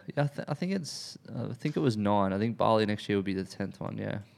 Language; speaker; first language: English; native; English